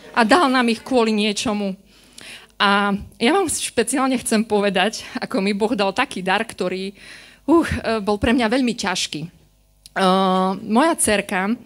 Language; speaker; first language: Slovak; native; Slovak